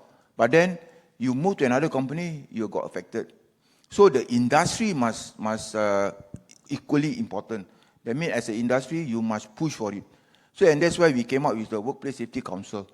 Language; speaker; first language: English; non-native, local second language; Malay